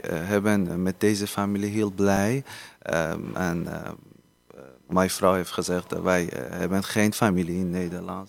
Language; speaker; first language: Dutch; non-native, learner; Persian